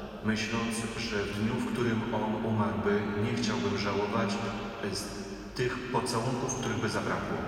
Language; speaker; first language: Polish; native; Polish